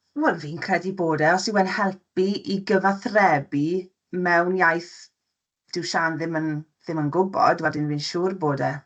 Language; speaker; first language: Welsh; native; Welsh